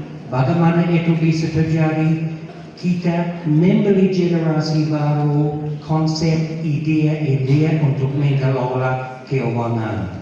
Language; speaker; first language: Indonesian; non-native, fluent; English